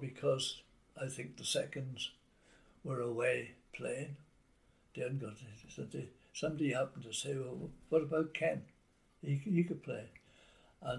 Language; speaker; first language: English; native; English